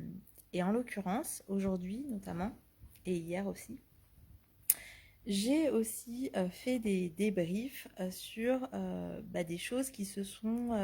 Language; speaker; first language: French; native; French